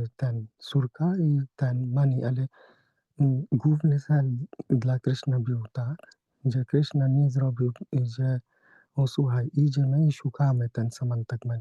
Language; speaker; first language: Polish; non-native, learner; Hindi